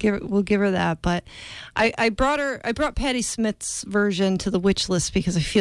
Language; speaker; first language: English; native; English